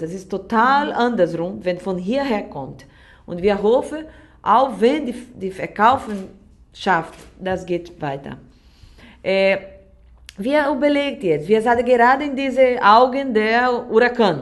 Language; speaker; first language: German; non-native, learner; Portuguese